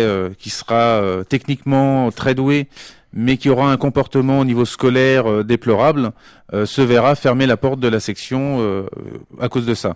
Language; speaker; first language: French; native; French